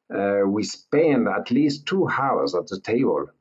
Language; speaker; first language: English; non-native, learner; French